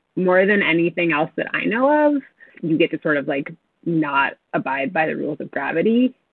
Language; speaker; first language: English; native; English